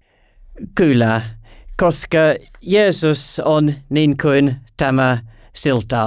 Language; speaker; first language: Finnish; non-native, learner; English